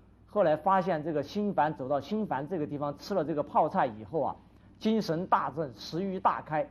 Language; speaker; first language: Chinese; native; Chinese